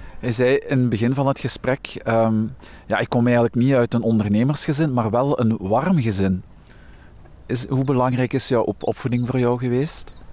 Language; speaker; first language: Dutch; native; Dutch